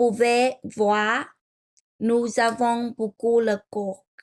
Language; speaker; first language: French; non-native, learner; Vietnamese